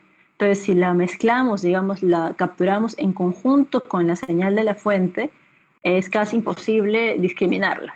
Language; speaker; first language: Spanish; native; Spanish